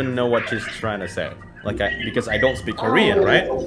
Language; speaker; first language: English; non-native, local second language; Filipino